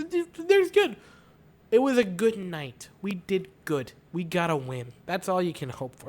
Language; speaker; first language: English; native; English